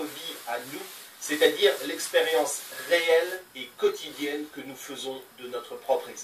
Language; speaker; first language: French; native; French